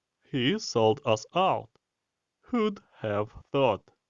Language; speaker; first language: English; non-native, fluent; Ukrainian